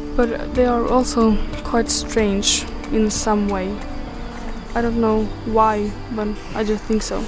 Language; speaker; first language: English; non-native, learner; Swedish